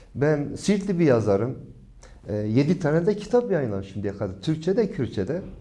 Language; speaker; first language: Turkish; non-native, local second language; Kurdish